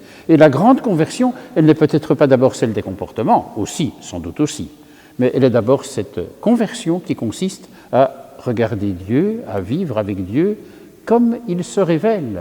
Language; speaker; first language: French; native; French